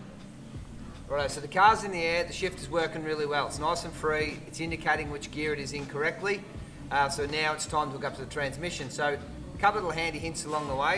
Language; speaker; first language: English; native; English